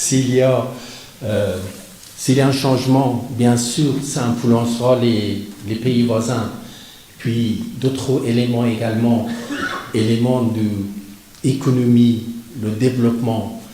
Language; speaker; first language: French; non-native, fluent; Persian